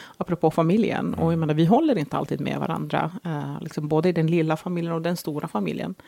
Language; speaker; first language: Swedish; early bilingual, other home language; Arabic